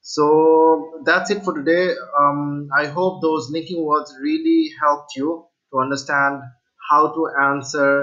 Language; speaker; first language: English; non-native, local second language; Bangla